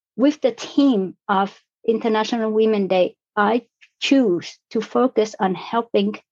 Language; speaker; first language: English; non-native, fluent; Vietnamese